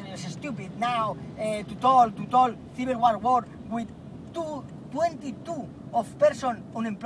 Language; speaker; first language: English; non-native, learner; Spanish